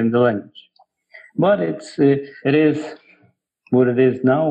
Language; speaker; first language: English; non-native, fluent; Ukrainian